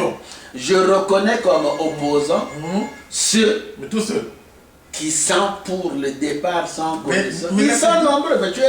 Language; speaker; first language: French; non-native, local second language; Lingala